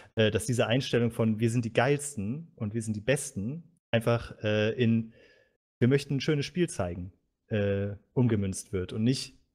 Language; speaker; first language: German; native; German